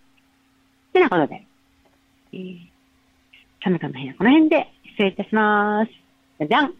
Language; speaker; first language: Japanese; native; Japanese